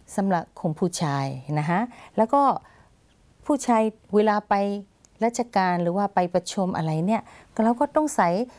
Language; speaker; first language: Thai; non-native, fluent; Burmese